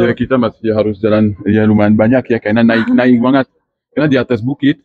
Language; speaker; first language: Indonesian; non-native, fluent; Spanish